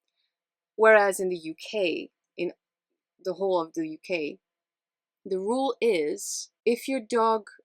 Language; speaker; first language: English; non-native, fluent; Dutch